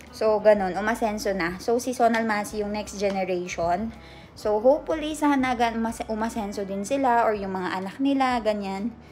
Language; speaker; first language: Filipino; native; Filipino